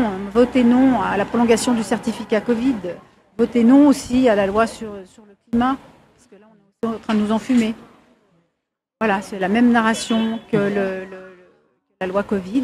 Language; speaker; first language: French; native; French